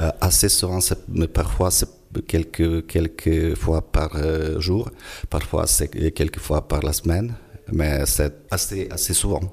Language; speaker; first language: French; non-native, fluent; Ukrainian